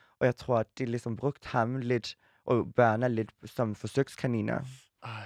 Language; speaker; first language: Danish; early bilingual, other home language; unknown